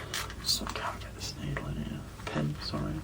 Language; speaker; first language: English; native; English